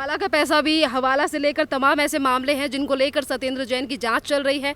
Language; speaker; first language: Hindi; native; Hindi